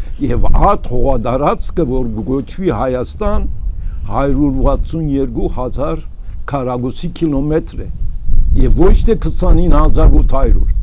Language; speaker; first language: Armenian; early bilingual, heritage; Armenian